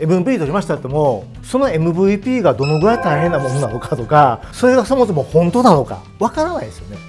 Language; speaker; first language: Japanese; native; Japanese